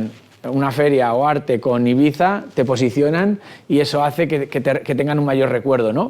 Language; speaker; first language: Spanish; native; Spanish